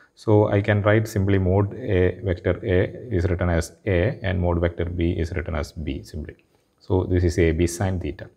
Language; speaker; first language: English; non-native, local second language; Malayalam